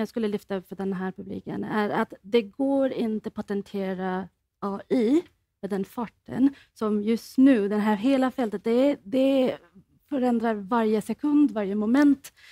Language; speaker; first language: Swedish; non-native, fluent; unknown